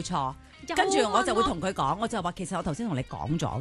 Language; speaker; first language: Cantonese; native; Cantonese